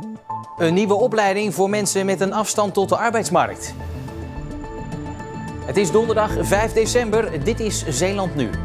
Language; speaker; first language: Dutch; native; Dutch